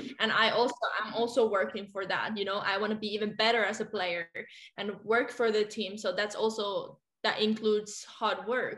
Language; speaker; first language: English; non-native, fluent; Finnish